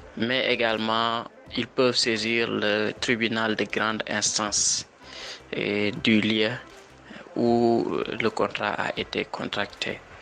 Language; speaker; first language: French; non-native, local second language; Wolof